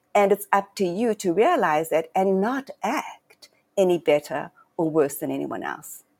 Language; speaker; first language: English; native; English